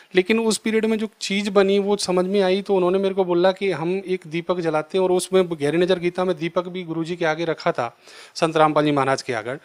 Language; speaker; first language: Hindi; native; Hindi